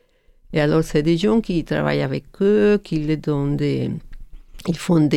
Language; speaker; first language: French; non-native, learner; Spanish